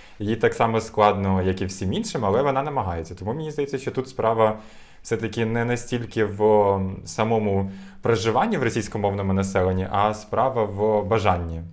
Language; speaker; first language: Ukrainian; non-native, local second language; Russian